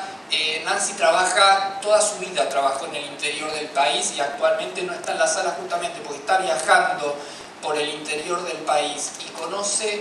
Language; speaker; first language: Spanish; native; Spanish